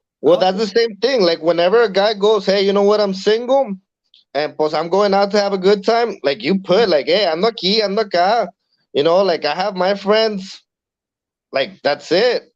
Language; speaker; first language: English; early bilingual, other home language; Spanish